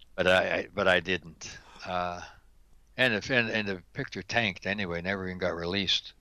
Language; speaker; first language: English; native; English